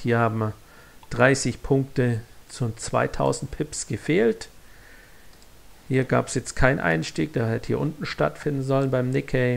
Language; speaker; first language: German; native; German